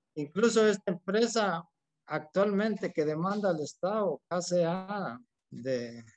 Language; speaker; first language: Spanish; native; Spanish